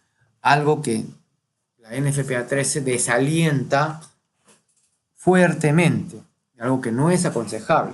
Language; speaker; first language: Spanish; native; Spanish